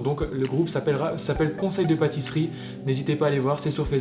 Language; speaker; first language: French; native; French